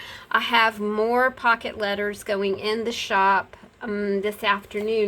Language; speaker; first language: English; native; English